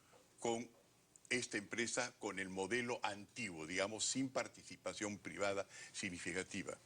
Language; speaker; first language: Spanish; native; Spanish